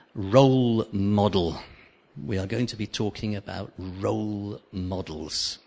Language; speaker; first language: Spanish; non-native, fluent; English